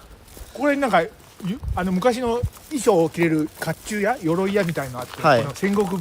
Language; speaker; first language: Japanese; native; Japanese